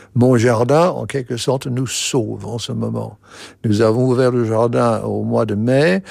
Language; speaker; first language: French; non-native, fluent; English